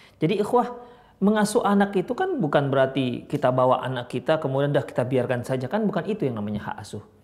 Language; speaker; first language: Indonesian; native; Indonesian